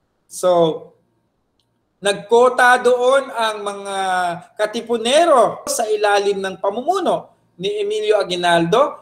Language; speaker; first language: Filipino; native; Filipino